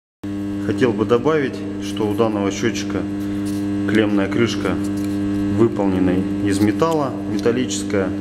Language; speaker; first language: Russian; native; Russian